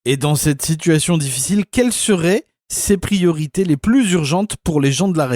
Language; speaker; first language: French; native; French